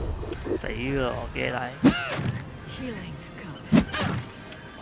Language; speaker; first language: Chinese; native; Chinese